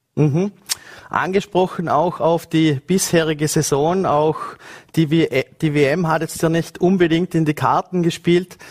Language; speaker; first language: German; native; German